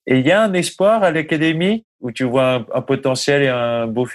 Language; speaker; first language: French; native; French